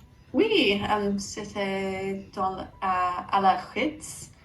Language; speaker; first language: French; non-native, learner; English